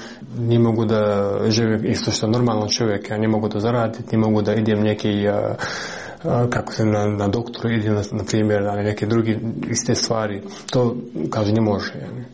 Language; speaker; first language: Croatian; non-native, learner; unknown